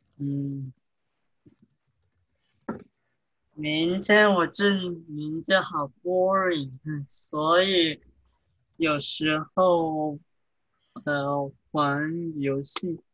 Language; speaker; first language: Chinese; early bilingual, heritage; English